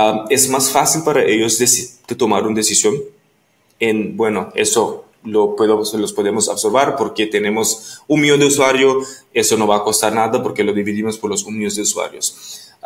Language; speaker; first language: Spanish; non-native, fluent; Papiamento